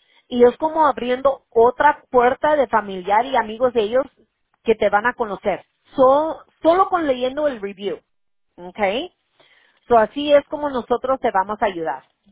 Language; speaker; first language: Spanish; early bilingual, heritage; Spanish